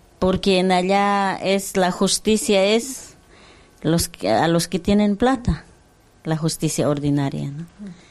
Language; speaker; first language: Spanish; non-native, local second language; Aymara